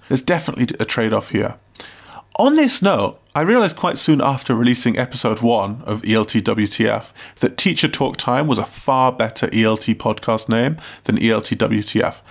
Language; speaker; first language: English; native; English